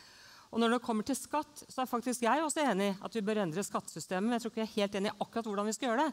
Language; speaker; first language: Norwegian; native; Norwegian